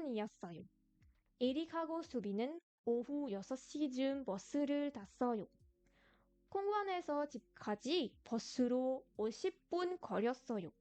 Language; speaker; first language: Korean; non-native, fluent; French